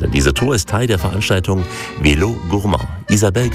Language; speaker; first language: German; native; German